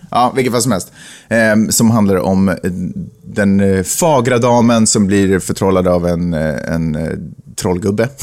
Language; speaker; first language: Swedish; native; Swedish